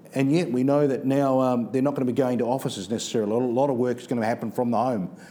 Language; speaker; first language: English; native; English